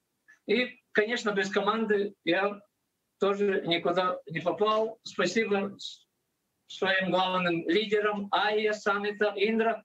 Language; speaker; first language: Russian; non-native, local second language; Latvian